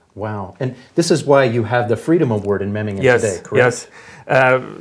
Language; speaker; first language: English; non-native, fluent; German